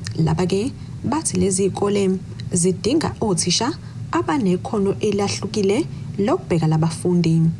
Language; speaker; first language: Zulu; native; Zulu